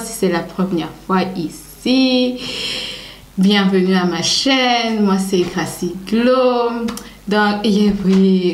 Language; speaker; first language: French; non-native, local second language; Rundi